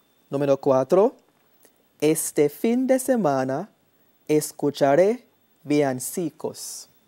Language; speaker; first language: Spanish; non-native, fluent; English